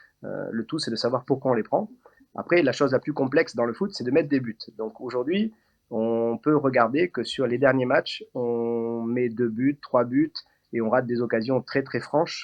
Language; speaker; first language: French; native; French